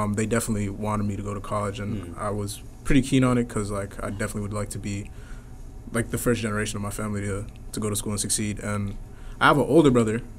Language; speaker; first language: English; native; English